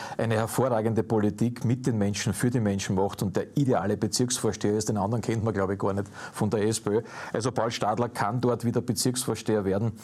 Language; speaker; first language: German; native; German